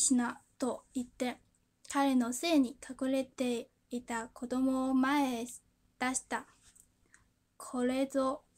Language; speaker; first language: Japanese; non-native, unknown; Chinese